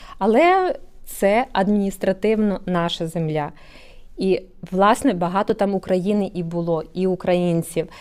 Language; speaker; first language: Ukrainian; native; Ukrainian